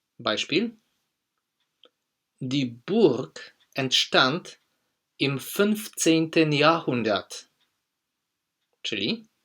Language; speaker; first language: German; non-native, fluent; Polish